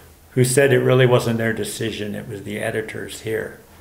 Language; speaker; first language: English; native; English